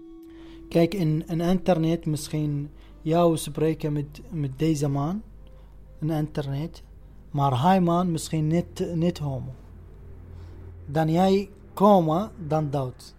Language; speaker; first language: Dutch; non-native, learner; Arabic